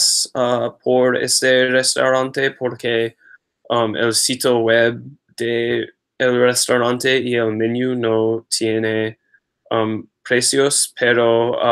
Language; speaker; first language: Spanish; non-native, learner; English